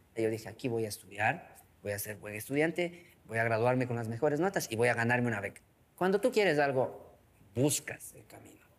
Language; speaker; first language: Spanish; non-native, local second language; Quechua